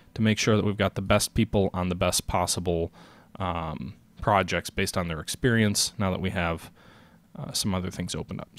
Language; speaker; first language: English; native; English